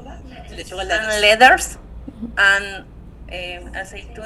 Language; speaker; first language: English; non-native, learner; Spanish